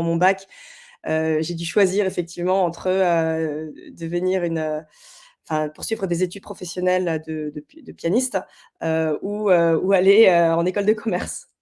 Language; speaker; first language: French; early bilingual, other home language; Chinese